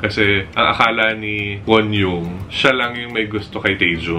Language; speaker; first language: Filipino; native; Filipino